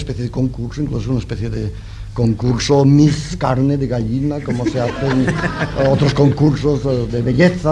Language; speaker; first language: Spanish; non-native, local second language; Catalan